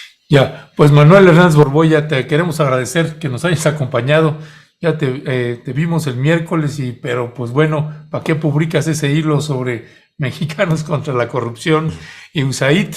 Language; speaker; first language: Spanish; native; Spanish